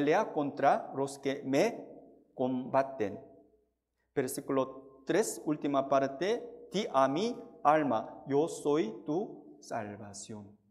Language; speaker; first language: Spanish; non-native, fluent; Korean